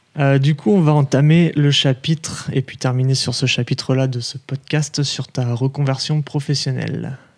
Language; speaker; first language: French; native; French